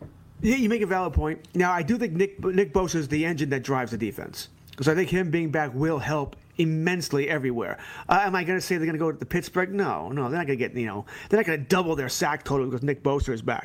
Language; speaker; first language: English; native; English